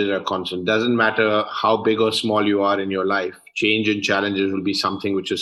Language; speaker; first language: English; native; English